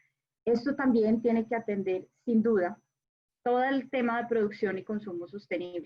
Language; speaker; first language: Spanish; native; Spanish